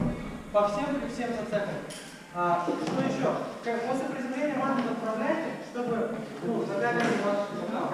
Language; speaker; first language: Russian; native; Russian